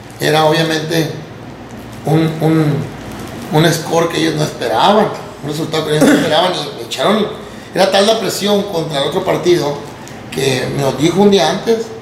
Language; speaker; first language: Spanish; native; Spanish